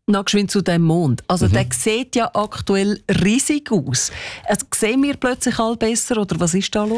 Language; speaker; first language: German; native; German